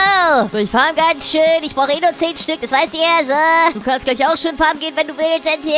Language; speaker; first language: German; native; German